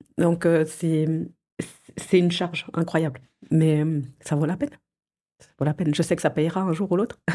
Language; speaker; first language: French; early bilingual, other home language; Portuguese